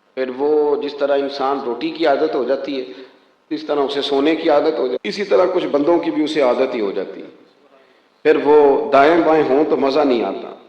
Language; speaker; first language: Urdu; non-native, local second language; Punjabi